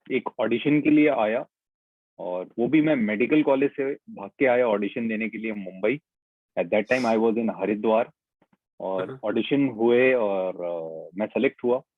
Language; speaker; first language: Hindi; native; Hindi